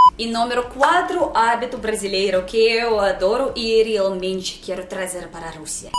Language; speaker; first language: Portuguese; non-native, learner; Russian